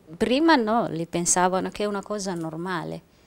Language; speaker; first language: Italian; non-native, fluent; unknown